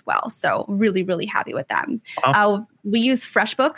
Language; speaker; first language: English; native; English